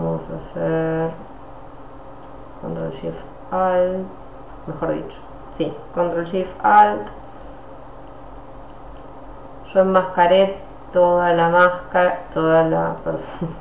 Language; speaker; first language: Spanish; native; Spanish